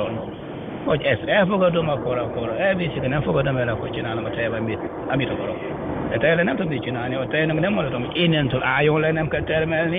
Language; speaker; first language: Hungarian; non-native, fluent; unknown